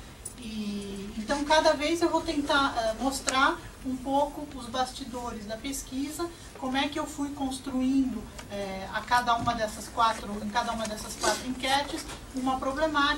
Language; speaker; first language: Portuguese; native; Portuguese